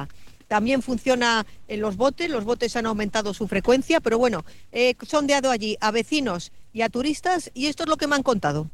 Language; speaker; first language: Spanish; native; Spanish